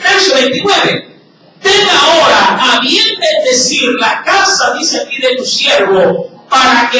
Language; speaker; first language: Spanish; native; Spanish